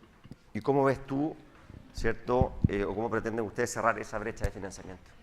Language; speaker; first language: Spanish; native; Spanish